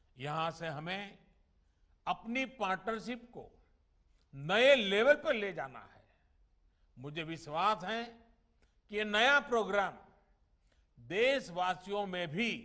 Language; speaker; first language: Hindi; non-native, local second language; Gujarati